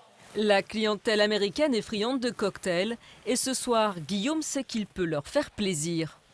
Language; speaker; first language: French; native; French